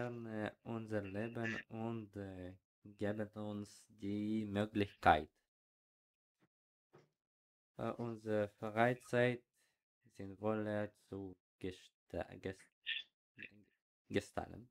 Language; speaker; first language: German; non-native, learner; Ukrainian